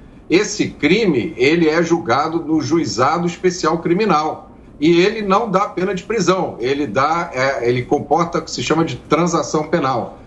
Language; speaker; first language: Portuguese; native; Portuguese